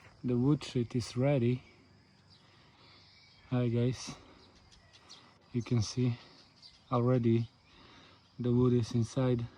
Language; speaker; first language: English; non-native, learner; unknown